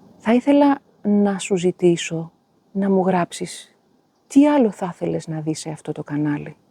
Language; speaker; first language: Greek; native; Greek